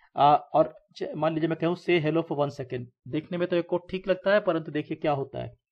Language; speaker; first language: Hindi; native; Hindi